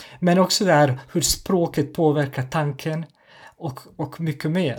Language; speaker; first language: Swedish; non-native, fluent; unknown